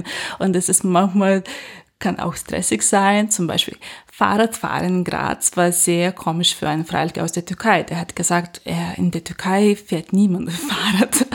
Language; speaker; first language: German; non-native, fluent; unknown